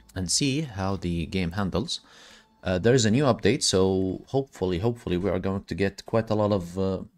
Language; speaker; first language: English; non-native, fluent; Arabic